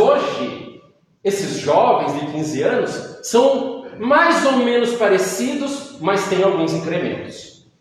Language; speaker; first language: Portuguese; native; Portuguese